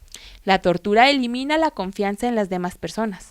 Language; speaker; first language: Spanish; native; Spanish